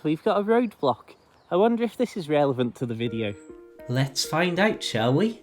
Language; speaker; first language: English; native; English